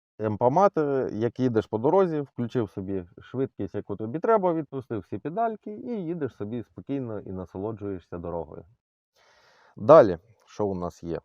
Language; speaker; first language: Ukrainian; non-native, local second language; Russian